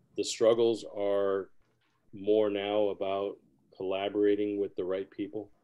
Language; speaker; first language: English; early bilingual, other home language; Spanish